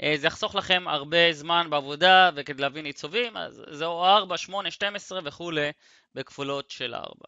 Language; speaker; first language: Hebrew; native; Hebrew